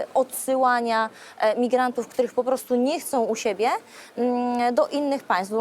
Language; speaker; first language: Polish; native; Polish